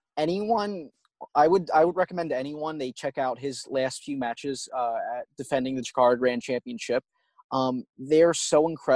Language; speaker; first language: English; native; English